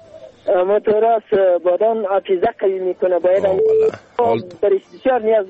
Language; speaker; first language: Persian; non-native, local second language; Pashto